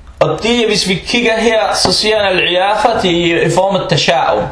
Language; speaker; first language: Danish; early bilingual, other home language; Arabic